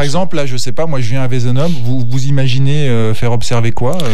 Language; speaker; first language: French; native; French